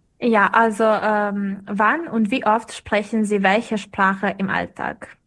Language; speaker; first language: German; non-native, fluent; Serbian